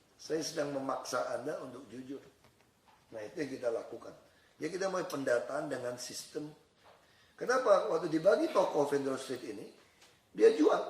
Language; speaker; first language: Indonesian; native; Indonesian